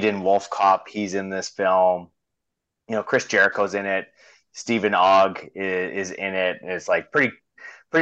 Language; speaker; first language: English; native; English